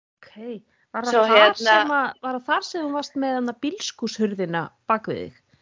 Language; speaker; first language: Icelandic; native; Icelandic